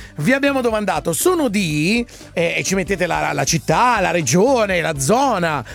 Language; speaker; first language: Italian; native; Italian